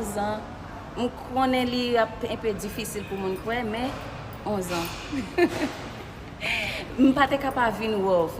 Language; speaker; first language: French; non-native, learner; Haitian Creole